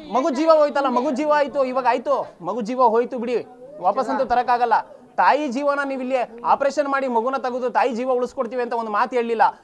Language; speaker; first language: Kannada; native; Kannada